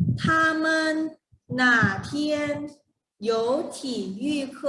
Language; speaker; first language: Chinese; non-native, fluent; Thai